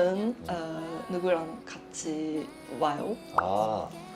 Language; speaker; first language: Korean; non-native, learner; Japanese